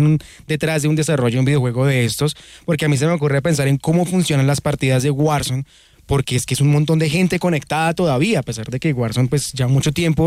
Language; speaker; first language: Spanish; native; Spanish